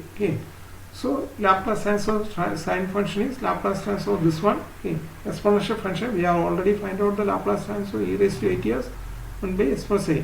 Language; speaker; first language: English; non-native, local second language; Malayalam